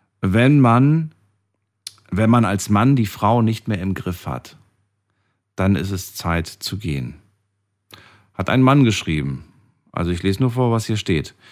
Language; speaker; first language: German; native; German